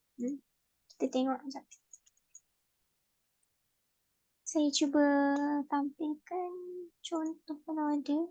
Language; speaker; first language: Malay; native; Malay